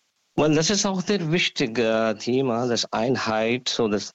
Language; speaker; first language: German; non-native, learner; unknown